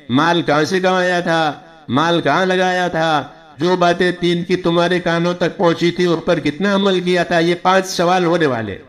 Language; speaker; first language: Urdu; non-native, local second language; Gujarati